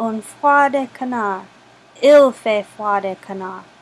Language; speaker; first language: French; non-native, fluent; English